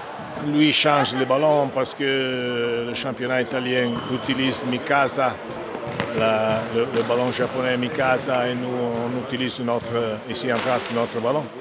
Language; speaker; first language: French; non-native, learner; Italian